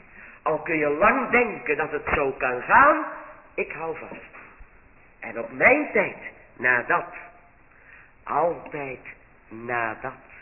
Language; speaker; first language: Dutch; native; Dutch